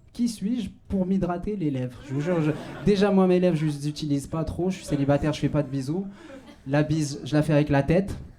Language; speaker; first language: French; non-native, local second language; Arabic